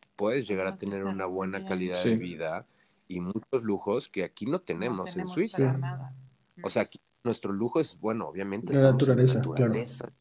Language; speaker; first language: Spanish; native; Spanish